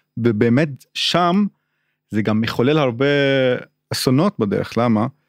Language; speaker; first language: Hebrew; non-native, local second language; Arabic